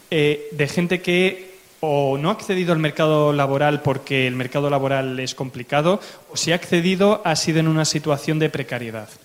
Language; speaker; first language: Spanish; native; Spanish